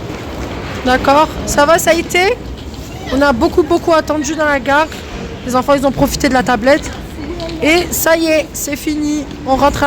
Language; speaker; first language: French; native; French